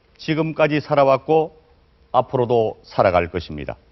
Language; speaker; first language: Korean; native; Korean